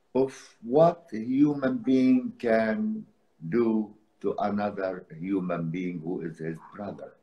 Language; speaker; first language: English; non-native, fluent; Arabic